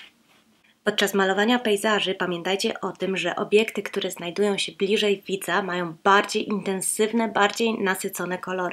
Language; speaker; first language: Polish; native; Polish